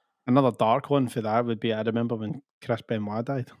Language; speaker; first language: English; native; English